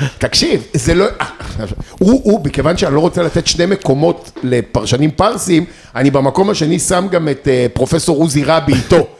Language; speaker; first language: Hebrew; native; Hebrew